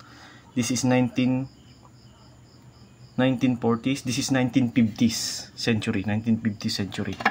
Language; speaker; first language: English; non-native, learner; Filipino